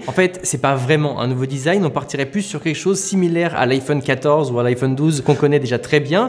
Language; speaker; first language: French; native; French